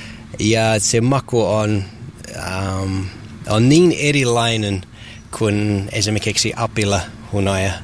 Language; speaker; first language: Finnish; non-native, learner; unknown